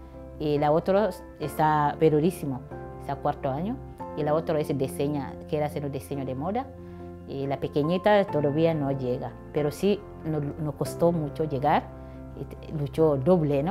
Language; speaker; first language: Spanish; non-native, learner; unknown